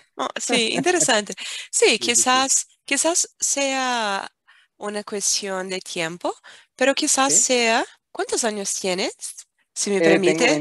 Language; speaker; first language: Spanish; non-native, fluent; Portuguese